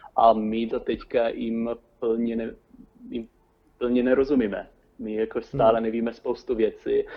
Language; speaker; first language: Czech; non-native, fluent; Italian